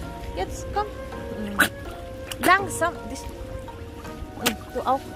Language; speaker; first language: German; non-native, learner; Filipino